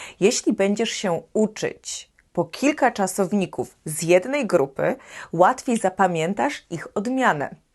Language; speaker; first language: Polish; native; Polish